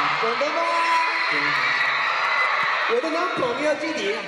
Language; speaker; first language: Chinese; non-native, learner; Korean